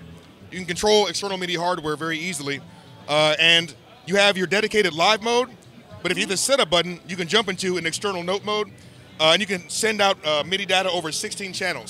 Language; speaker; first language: English; native; English